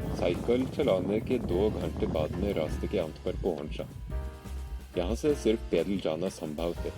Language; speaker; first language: Hindi; non-native, fluent; Norwegian